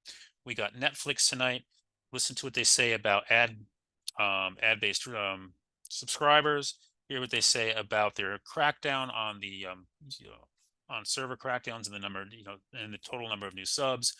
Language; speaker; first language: English; native; English